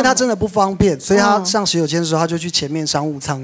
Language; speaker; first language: Chinese; native; Chinese